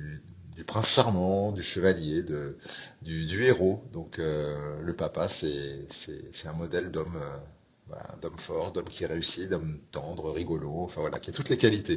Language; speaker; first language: French; native; French